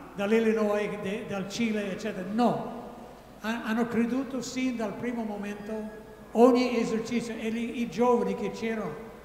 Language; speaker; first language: Italian; non-native, fluent; English